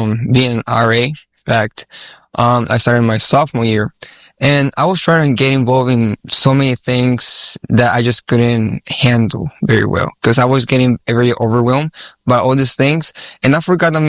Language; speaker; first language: English; non-native, fluent; Spanish